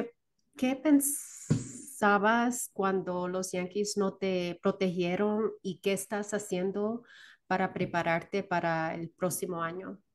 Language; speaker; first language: Spanish; early bilingual, heritage; Spanish